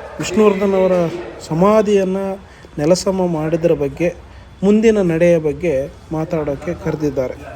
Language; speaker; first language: Kannada; native; Kannada